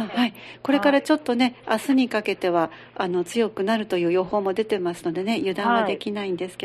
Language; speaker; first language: Japanese; native; Japanese